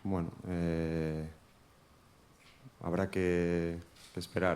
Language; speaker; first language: Italian; non-native, learner; Spanish